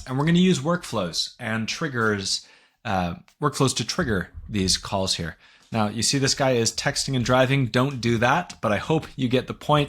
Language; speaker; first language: English; native; English